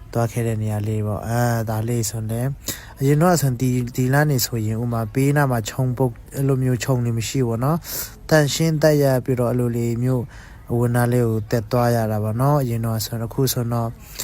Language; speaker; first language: Burmese; non-native, local second language; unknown